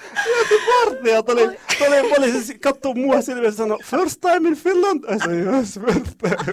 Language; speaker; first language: Finnish; non-native, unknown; Arabic